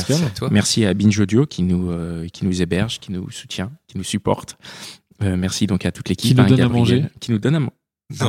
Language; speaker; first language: French; native; French